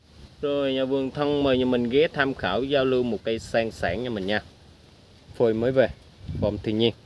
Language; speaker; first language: Vietnamese; native; Vietnamese